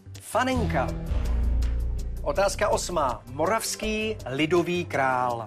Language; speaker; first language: Czech; native; Czech